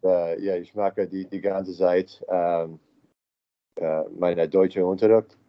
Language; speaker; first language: German; non-native, learner; English